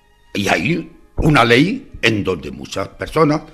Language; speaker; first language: Spanish; native; Spanish